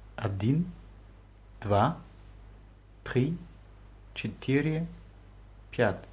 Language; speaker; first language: Russian; non-native, learner; German